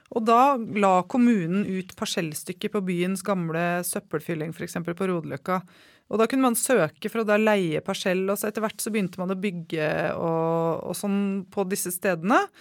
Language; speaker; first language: Norwegian; native; Norwegian